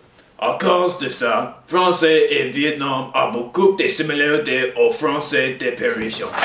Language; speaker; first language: French; non-native, learner; English